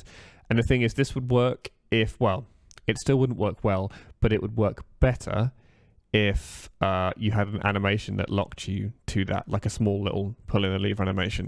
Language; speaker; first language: English; native; English